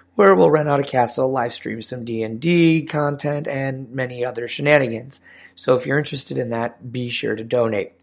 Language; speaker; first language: English; native; English